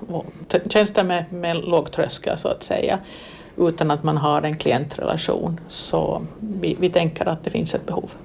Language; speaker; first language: Swedish; native; Swedish